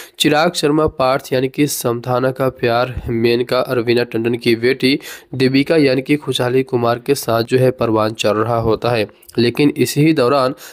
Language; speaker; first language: Hindi; native; Hindi